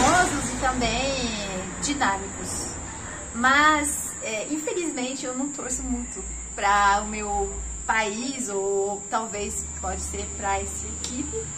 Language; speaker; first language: Portuguese; non-native, fluent; French